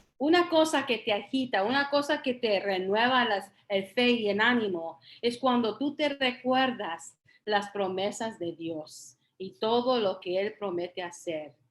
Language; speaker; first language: Spanish; early bilingual, heritage; Spanish